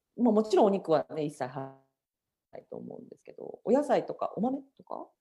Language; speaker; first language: Japanese; native; Japanese